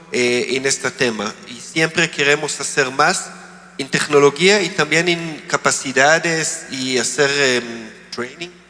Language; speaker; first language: Spanish; non-native, learner; Hebrew